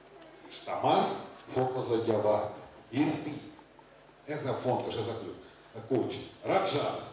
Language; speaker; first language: Hungarian; non-native, learner; Russian